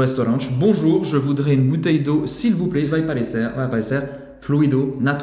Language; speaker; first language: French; non-native, fluent; Portuguese